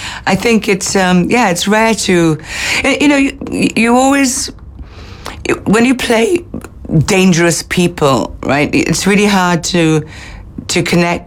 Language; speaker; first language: English; native; English